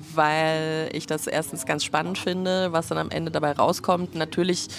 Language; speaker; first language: German; native; German